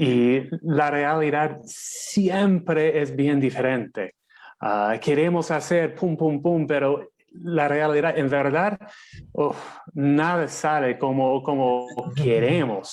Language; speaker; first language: Spanish; non-native, fluent; English